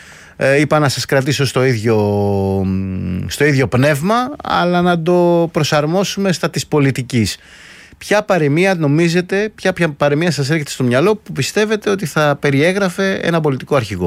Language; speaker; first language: Greek; native; Greek